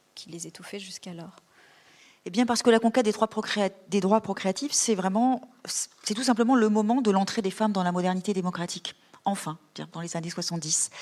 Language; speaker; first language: French; native; French